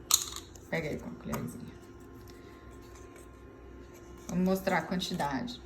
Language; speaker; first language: Portuguese; native; Portuguese